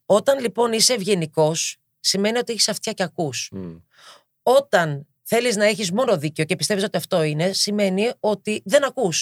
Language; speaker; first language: Greek; early bilingual, heritage; Greek